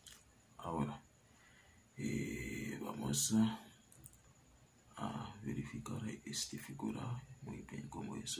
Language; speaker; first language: Spanish; non-native, learner; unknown